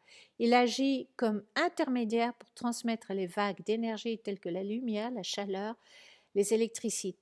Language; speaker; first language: French; native; French